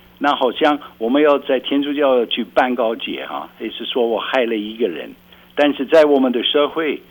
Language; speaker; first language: Chinese; non-native, fluent; Dutch